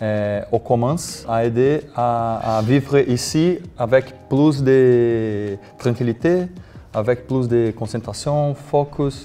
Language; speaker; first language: French; non-native, learner; Portuguese